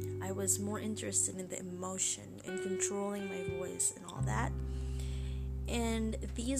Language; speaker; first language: English; non-native, local second language; Filipino